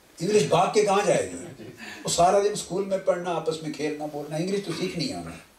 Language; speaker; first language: Urdu; non-native, local second language; Punjabi